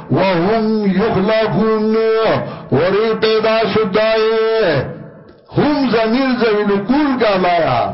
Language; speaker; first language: Urdu; non-native, local second language; Pashto